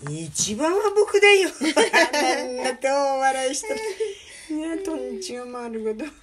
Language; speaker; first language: Japanese; native; Japanese